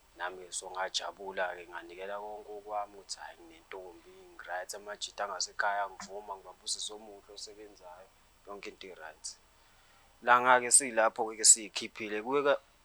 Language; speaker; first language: Zulu; native; Zulu